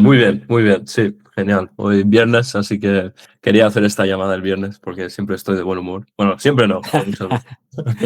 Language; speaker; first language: Spanish; early bilingual, other home language; English